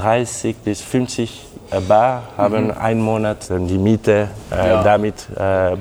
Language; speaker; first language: German; non-native, local second language; French